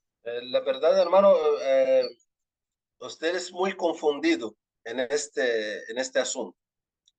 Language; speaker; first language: Spanish; non-native, fluent; Arabic